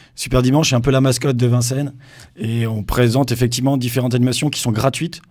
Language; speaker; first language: French; native; French